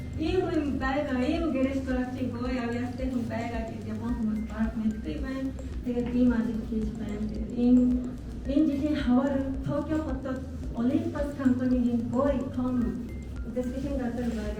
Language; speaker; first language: Mongolian; non-native, learner; Japanese